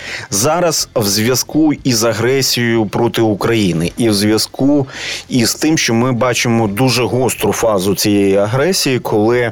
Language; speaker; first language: Ukrainian; native; Ukrainian